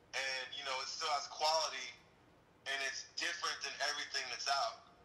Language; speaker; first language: English; native; English